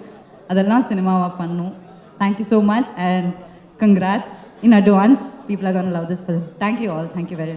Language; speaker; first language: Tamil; non-native, learner; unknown